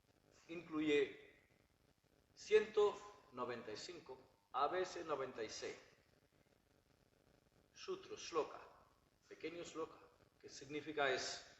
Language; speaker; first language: Spanish; non-native, learner; Bangla